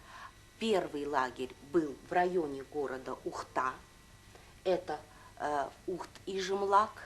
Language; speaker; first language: Russian; native; Russian